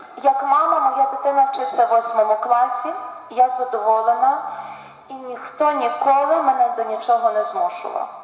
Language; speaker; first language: Ukrainian; native; Ukrainian